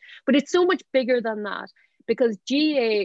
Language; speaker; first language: English; native; English